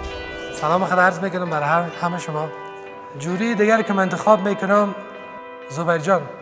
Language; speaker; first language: Persian; native; Persian